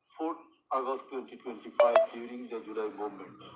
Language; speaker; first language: English; non-native, local second language; Bangla